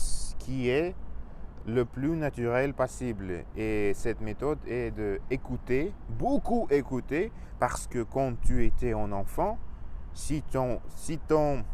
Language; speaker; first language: French; non-native, fluent; Russian